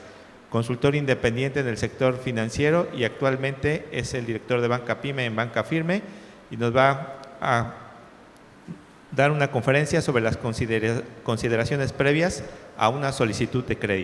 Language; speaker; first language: Spanish; native; Spanish